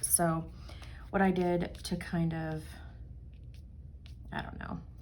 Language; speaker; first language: English; native; English